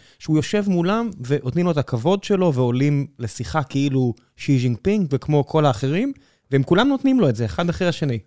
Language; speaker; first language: Hebrew; native; Hebrew